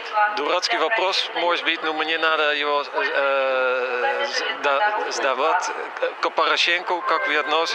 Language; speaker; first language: Russian; non-native, fluent; Dutch